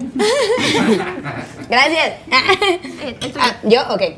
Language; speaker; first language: Spanish; native; Spanish